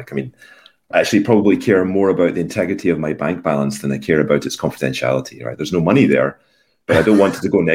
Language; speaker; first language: English; native; English